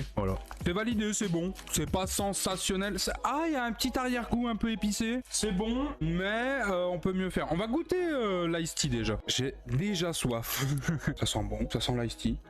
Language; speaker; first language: French; native; French